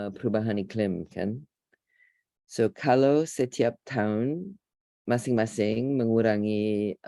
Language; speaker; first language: Indonesian; non-native, fluent; English